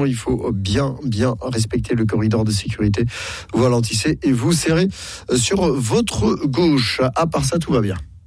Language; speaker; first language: French; native; French